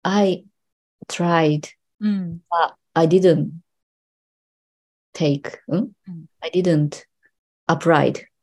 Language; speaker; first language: English; non-native, learner; Japanese